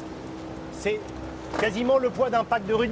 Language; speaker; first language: French; native; French